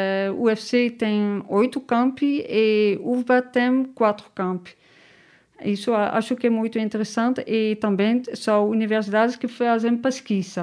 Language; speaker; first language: Portuguese; non-native, learner; Dutch